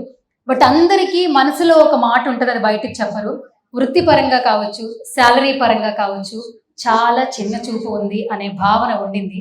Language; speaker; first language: Telugu; native; Telugu